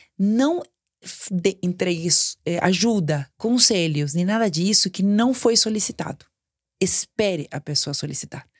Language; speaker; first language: Portuguese; non-native, fluent; Spanish